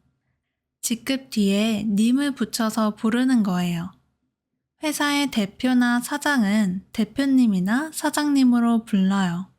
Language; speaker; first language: Korean; native; Korean